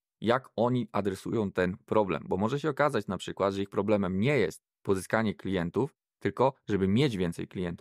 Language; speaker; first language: Polish; native; Polish